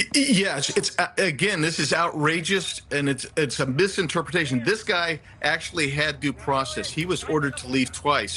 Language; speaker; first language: English; native; English